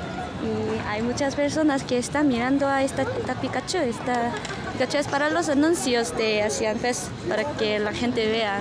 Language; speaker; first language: Spanish; non-native, fluent; Korean